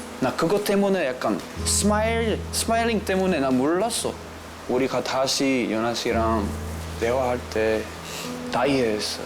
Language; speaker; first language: Korean; non-native, learner; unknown